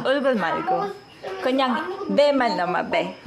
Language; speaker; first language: Korean; non-native, learner; Filipino